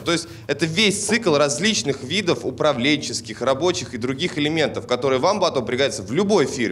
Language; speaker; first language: Russian; native; Russian